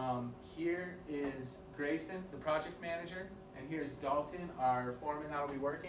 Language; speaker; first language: English; native; English